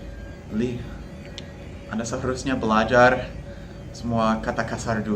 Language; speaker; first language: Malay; non-native, fluent; English